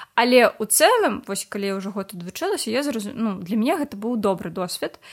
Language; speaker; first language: Belarusian; non-native, local second language; Russian